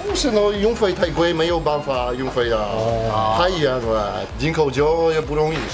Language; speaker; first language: Chinese; non-native, fluent; Polish